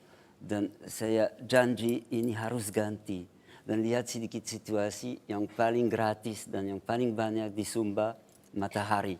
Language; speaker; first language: Indonesian; non-native, fluent; French